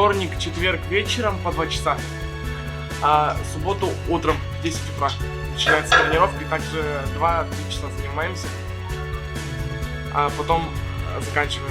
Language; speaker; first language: Russian; native; Russian